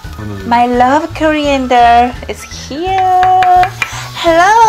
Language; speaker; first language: English; non-native, learner; Korean